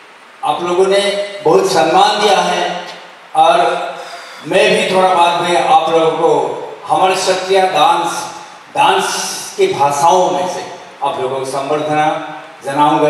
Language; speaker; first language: Hindi; non-native, local second language; Assamese